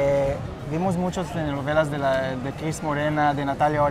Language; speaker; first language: Spanish; non-native, fluent; Hebrew